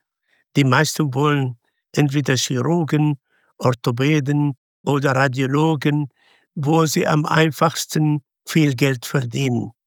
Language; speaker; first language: German; non-native, fluent; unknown